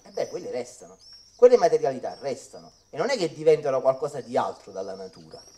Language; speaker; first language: Italian; native; Italian